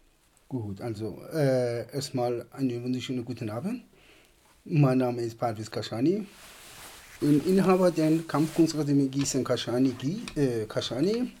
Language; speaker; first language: German; non-native, fluent; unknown